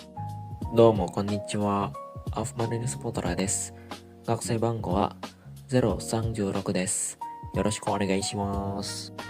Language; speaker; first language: Japanese; non-native, learner; Indonesian